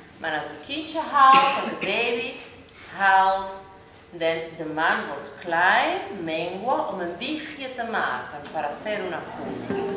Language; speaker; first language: Dutch; non-native, fluent; Spanish